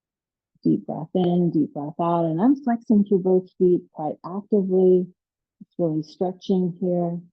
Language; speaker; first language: English; native; English